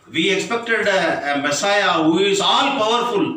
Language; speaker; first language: English; non-native, local second language; Tamil